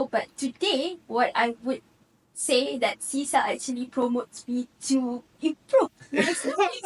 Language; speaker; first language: English; non-native, local second language; Malay